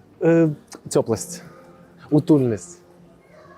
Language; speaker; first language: Belarusian; non-native, local second language; Russian